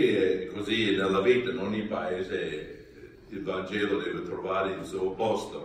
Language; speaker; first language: Italian; non-native, learner; English